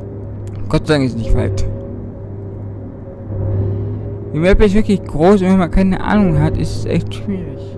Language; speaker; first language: German; native; German